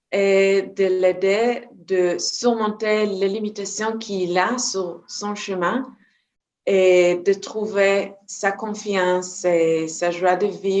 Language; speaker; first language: French; non-native, fluent; Hebrew